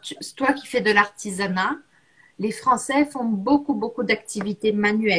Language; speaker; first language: French; non-native, fluent; Portuguese